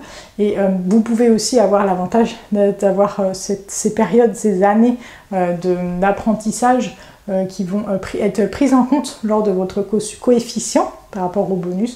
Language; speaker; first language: French; native; French